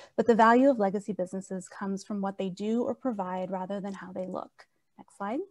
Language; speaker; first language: English; native; English